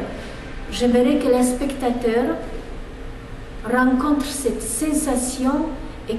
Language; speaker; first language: French; non-native, fluent; Polish